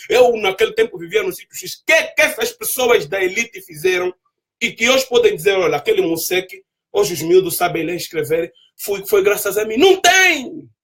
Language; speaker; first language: Portuguese; native; Portuguese